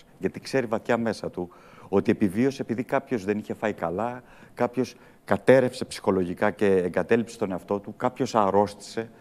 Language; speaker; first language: Greek; early bilingual, heritage; Greek